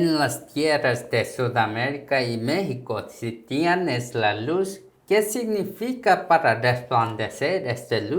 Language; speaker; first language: Spanish; non-native, fluent; Korean